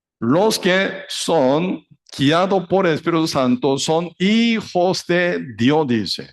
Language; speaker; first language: Spanish; non-native, fluent; Korean